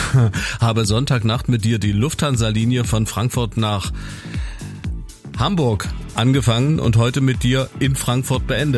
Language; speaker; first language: German; native; German